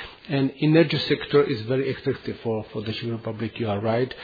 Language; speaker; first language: English; non-native, fluent; Czech